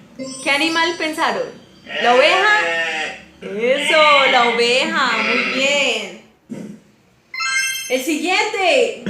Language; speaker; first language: Spanish; native; Spanish